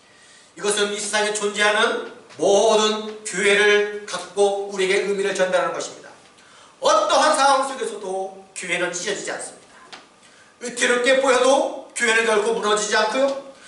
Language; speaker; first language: Korean; native; Korean